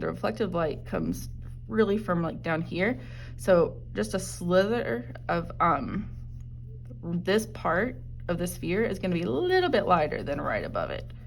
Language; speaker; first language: English; native; English